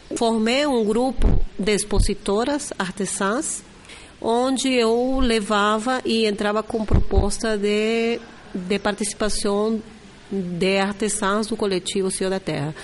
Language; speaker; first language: Portuguese; non-native, fluent; Spanish